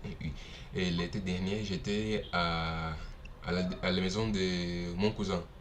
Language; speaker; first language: French; non-native, learner; Portuguese